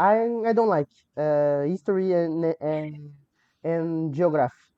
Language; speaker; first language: English; non-native, learner; Portuguese